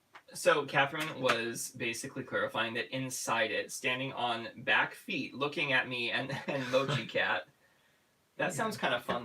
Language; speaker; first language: English; native; English